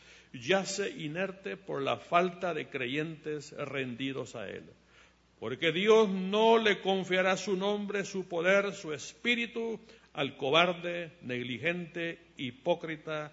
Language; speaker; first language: Spanish; native; Spanish